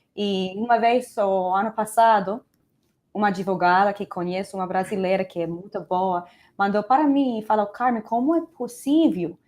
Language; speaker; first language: Portuguese; non-native, fluent; Spanish